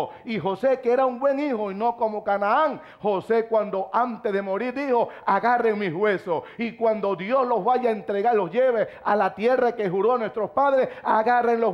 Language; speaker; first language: Spanish; native; Spanish